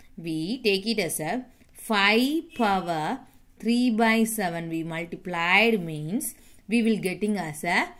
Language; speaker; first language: English; non-native, local second language; Tamil